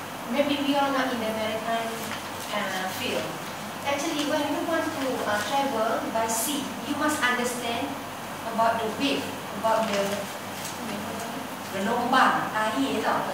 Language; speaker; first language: English; non-native, local second language; Malay